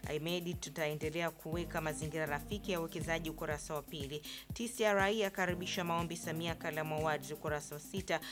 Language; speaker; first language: Swahili; native; Swahili